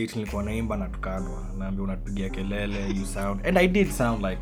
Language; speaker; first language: English; non-native, local second language; Swahili